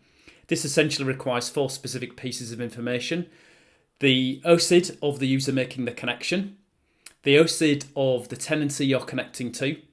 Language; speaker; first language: English; native; English